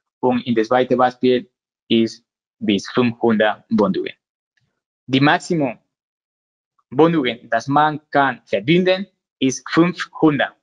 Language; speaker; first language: German; non-native, learner; Spanish